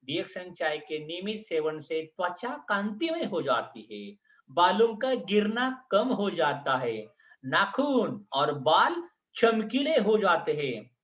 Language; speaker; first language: Hindi; non-native, local second language; Marathi